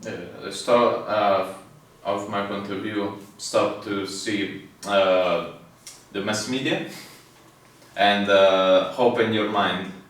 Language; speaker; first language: English; non-native, fluent; Italian